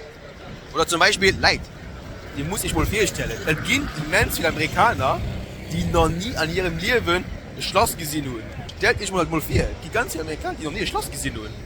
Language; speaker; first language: German; non-native, local second language; Luxembourgish